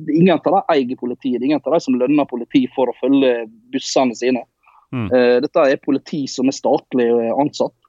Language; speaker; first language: Norwegian; native; Norwegian